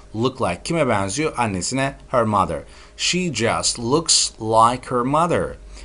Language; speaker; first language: English; non-native, fluent; Turkish